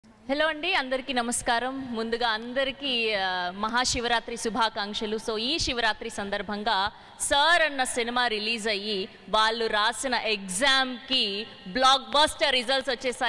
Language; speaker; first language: Telugu; native; Telugu